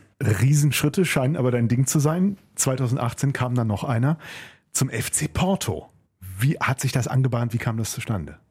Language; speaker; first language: German; native; German